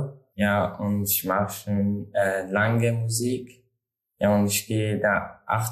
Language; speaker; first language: German; non-native, learner; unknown